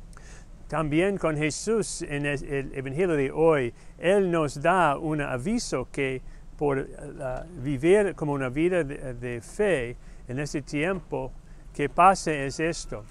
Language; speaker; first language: Spanish; non-native, fluent; English